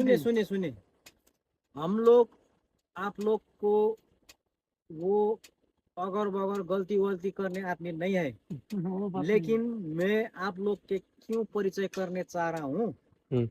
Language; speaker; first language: Hindi; non-native, local second language; Nepali